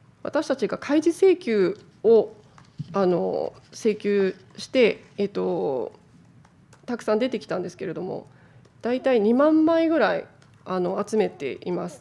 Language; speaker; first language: Japanese; native; Japanese